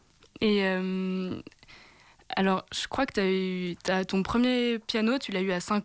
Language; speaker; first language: French; native; French